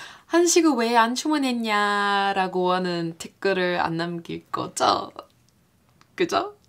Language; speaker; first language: Korean; non-native, fluent; English